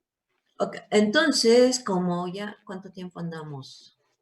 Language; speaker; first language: Spanish; native; Spanish